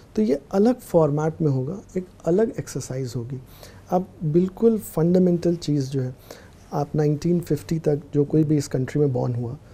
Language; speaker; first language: Hindi; native; Hindi